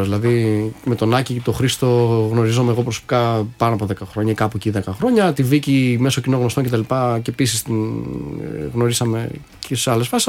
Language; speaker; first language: Greek; native; Greek